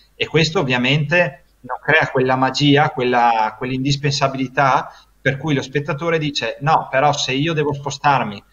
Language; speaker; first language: Italian; native; Italian